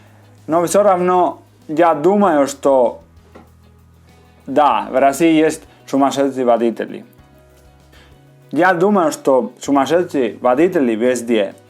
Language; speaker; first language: Russian; non-native, learner; Spanish